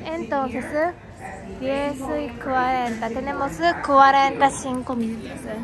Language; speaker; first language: Spanish; non-native, fluent; Japanese